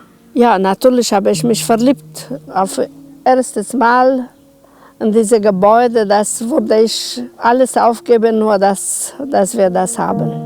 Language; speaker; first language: German; non-native, local second language; Romanian